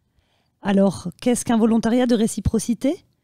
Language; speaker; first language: French; native; French